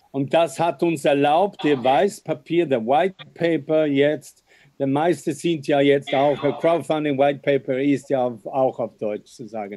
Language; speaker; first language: German; non-native, fluent; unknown